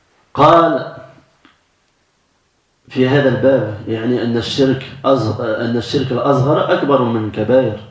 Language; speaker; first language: Arabic; non-native, fluent; French